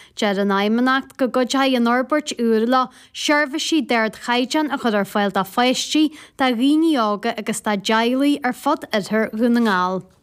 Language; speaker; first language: Irish; native; Irish